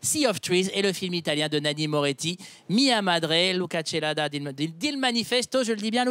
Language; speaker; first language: French; native; French